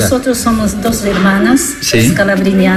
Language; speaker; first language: Spanish; non-native, learner; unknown